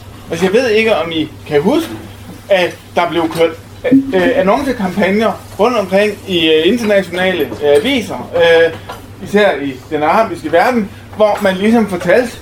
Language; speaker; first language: Danish; native; Danish